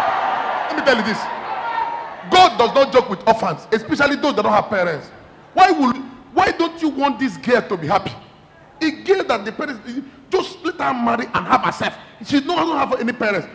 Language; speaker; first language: English; non-native, local second language; Igbo